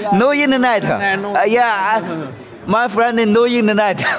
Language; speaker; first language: English; non-native, learner; Chinese